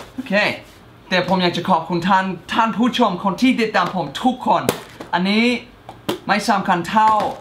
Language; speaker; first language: Thai; non-native, fluent; English